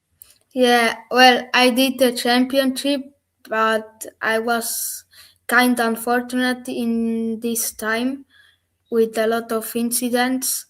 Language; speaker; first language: English; non-native, learner; German